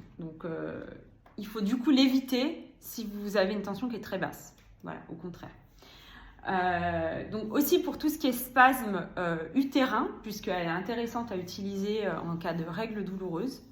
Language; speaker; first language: French; native; French